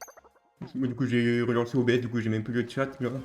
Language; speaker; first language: French; native; French